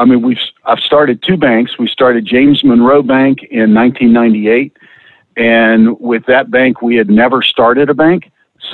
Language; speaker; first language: English; native; English